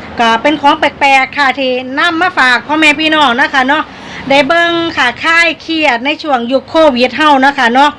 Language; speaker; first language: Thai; non-native, local second language; Northeastern Thai